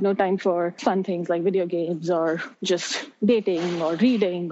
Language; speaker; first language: English; non-native, local second language; Hindi